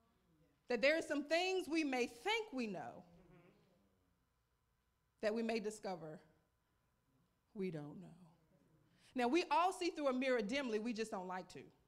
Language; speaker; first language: English; native; English